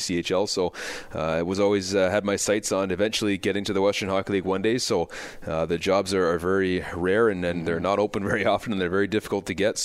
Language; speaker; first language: English; native; English